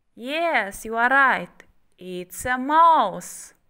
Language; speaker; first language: English; non-native, fluent; Kazakh